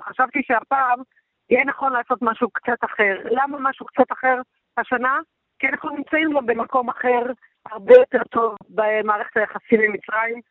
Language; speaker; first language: Hebrew; native; Hebrew